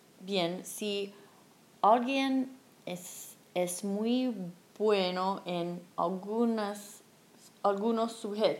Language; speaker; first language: Spanish; non-native, learner; English